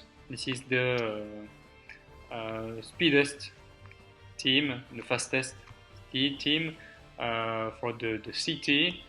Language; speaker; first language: English; non-native, learner; French